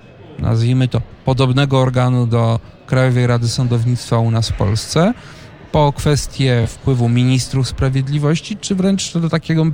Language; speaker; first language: Polish; native; Polish